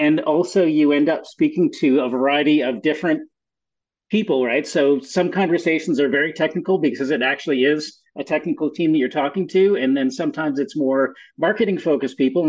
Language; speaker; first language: English; native; English